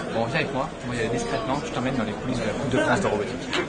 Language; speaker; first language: French; native; French